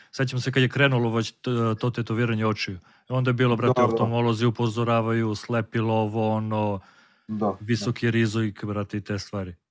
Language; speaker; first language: Serbian; native; Serbian